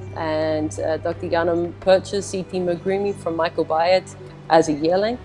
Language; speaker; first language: English; native; English